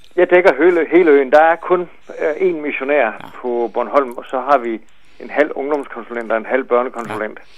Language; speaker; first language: Danish; native; Danish